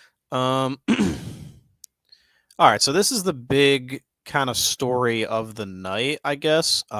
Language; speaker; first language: English; native; English